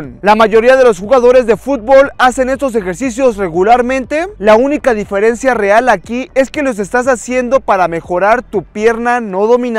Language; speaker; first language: Spanish; native; Spanish